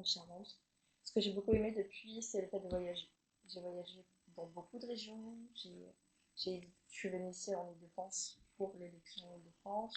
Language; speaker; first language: French; native; French